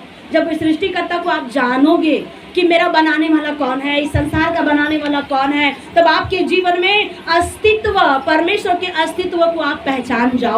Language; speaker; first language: Hindi; native; Hindi